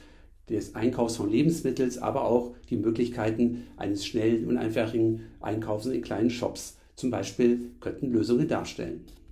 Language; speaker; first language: German; native; German